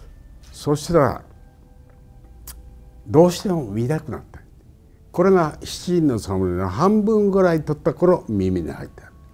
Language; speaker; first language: Japanese; native; Japanese